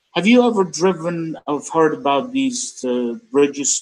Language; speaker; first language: English; non-native, fluent; Persian